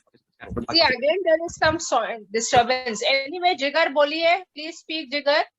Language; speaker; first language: English; non-native, fluent; Hindi